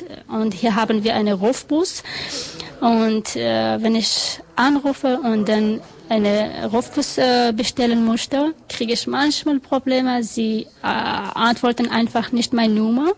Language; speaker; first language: German; non-native, learner; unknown